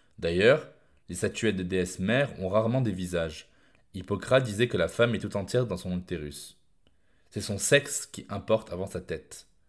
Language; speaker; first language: French; native; French